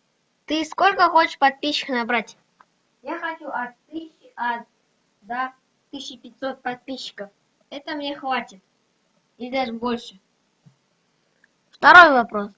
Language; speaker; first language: Russian; non-native, local second language; Kazakh